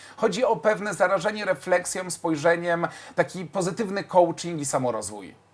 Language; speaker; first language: Polish; native; Polish